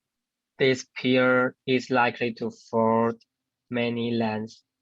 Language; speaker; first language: English; non-native, learner; Chinese